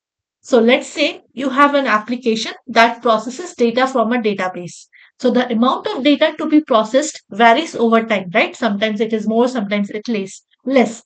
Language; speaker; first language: English; non-native, local second language; Hindi